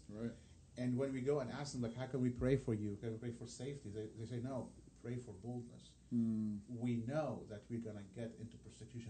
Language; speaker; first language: English; non-native, fluent; Arabic